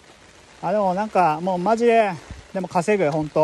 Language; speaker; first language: Japanese; native; Japanese